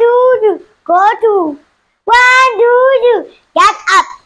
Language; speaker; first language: English; non-native, learner; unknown